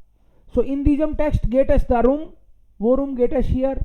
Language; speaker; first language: German; non-native, fluent; Hindi